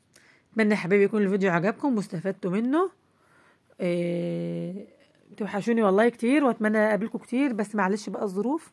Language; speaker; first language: Arabic; native; Arabic